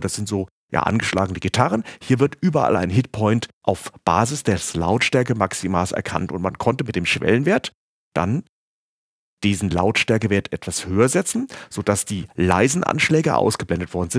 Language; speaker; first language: German; native; German